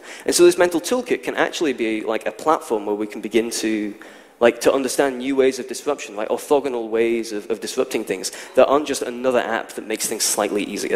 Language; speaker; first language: English; native; English